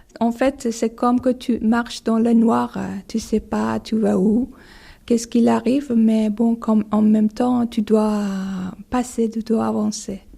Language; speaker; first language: French; non-native, learner; Persian